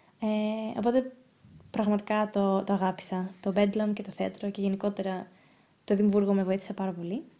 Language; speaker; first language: Greek; early bilingual, heritage; Greek